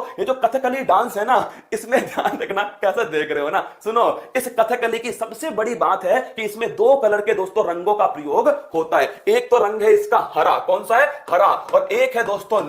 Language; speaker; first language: Hindi; native; Hindi